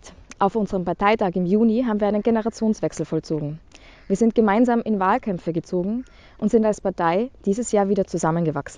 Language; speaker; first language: German; native; German